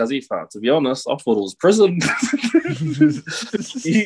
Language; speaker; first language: English; native; English